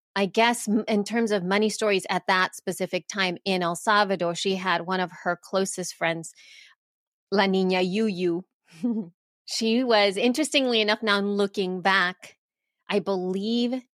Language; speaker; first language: English; early bilingual, other home language; Spanish